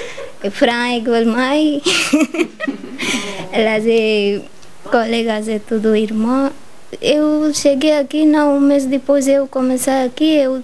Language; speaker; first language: Portuguese; non-native, learner; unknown